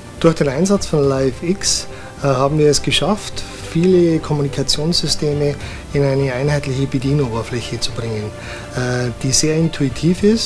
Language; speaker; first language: German; native; German